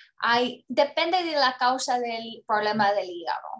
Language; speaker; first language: Spanish; non-native, learner; English